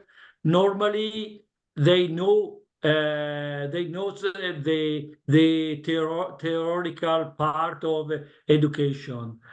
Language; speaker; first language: English; non-native, learner; Italian